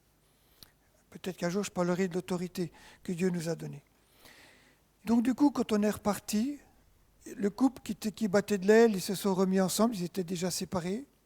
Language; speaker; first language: French; native; French